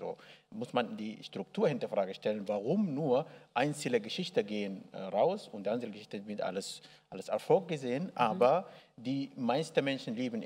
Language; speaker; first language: German; non-native, learner; Arabic